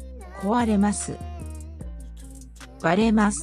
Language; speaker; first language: Japanese; non-native, learner; English